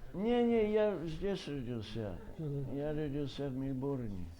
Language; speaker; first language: Russian; early bilingual, heritage; Russian